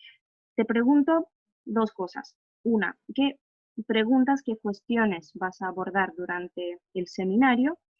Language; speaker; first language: Spanish; non-native, fluent; Russian